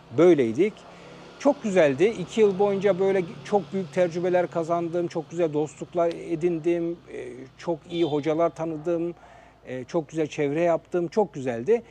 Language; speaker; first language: Turkish; early bilingual, heritage; Turkish